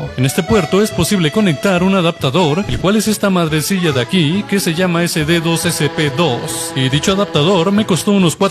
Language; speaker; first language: Spanish; native; Spanish